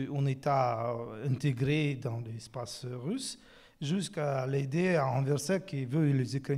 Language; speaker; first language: French; non-native, fluent; Ukrainian